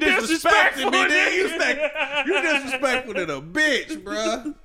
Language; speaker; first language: English; native; English